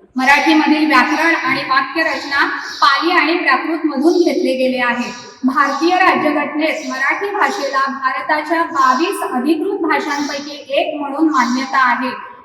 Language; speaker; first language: Marathi; native; Marathi